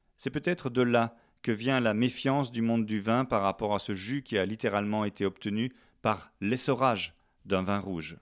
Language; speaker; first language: French; native; French